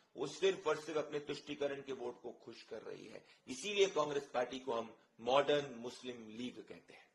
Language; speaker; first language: Hindi; native; Hindi